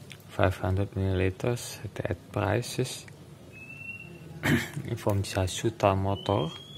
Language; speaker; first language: English; non-native, learner; Indonesian